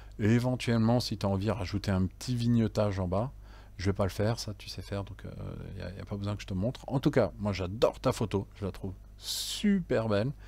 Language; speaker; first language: French; native; French